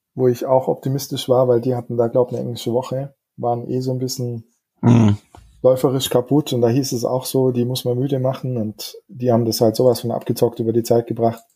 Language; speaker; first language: German; native; German